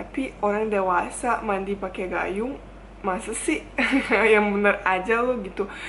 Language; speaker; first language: Indonesian; non-native, fluent; Bosnian